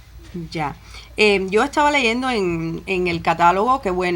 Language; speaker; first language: Spanish; native; Spanish